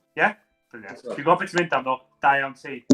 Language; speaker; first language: Welsh; native; Welsh